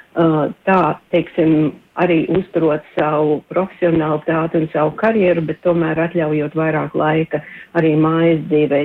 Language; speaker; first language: Latvian; early bilingual, heritage; Latvian